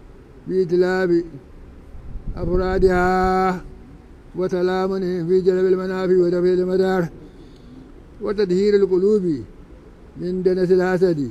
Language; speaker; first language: Arabic; non-native, fluent; Hausa